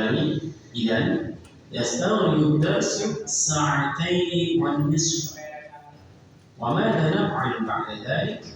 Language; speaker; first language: Arabic; non-native, fluent; Indonesian